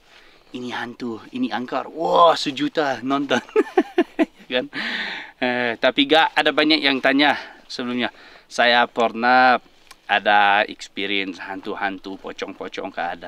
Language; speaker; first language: Indonesian; non-native, fluent; English